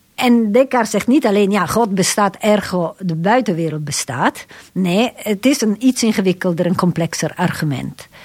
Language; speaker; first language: Dutch; non-native, fluent; Italian